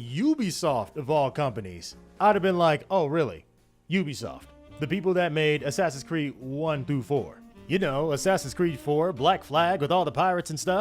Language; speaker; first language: English; native; English